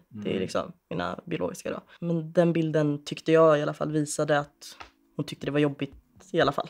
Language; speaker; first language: Swedish; native; Swedish